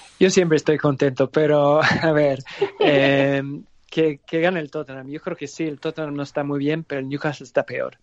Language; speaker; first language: Spanish; non-native, fluent; English